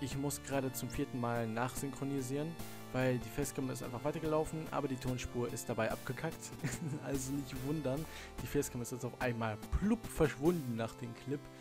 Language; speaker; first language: German; native; German